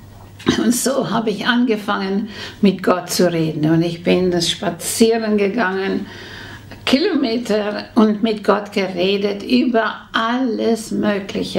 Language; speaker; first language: German; non-native, fluent; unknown